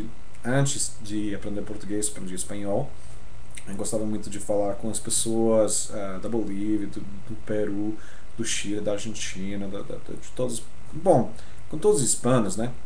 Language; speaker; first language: Portuguese; non-native, fluent; English